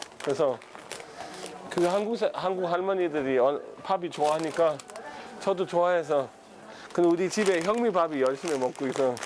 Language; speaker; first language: Korean; non-native, fluent; Danish